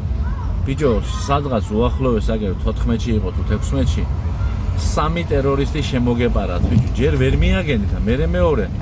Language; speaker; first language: Georgian; native; Georgian